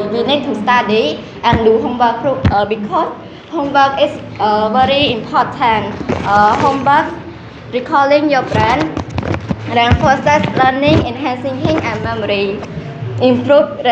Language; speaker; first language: English; non-native, learner; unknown